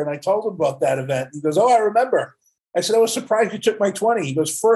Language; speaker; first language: English; native; English